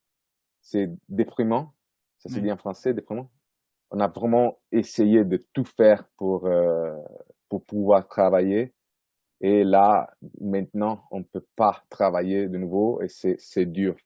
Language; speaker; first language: French; non-native, fluent; Italian